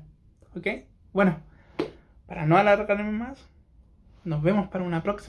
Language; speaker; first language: Spanish; native; Spanish